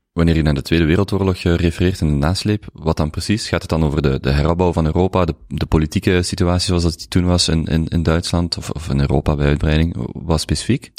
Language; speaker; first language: Dutch; native; Dutch